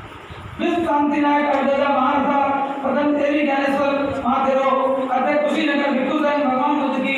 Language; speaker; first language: Hindi; native; Hindi